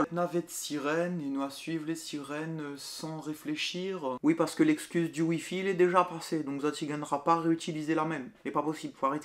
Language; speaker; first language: French; non-native, local second language; Réunion Creole French